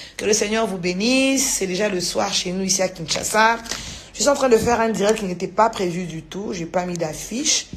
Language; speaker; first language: French; non-native, local second language; Lingala